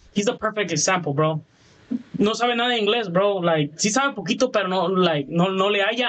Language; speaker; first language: Spanish; early bilingual, heritage; Spanish